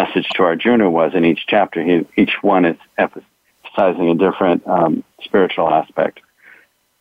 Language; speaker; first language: English; native; English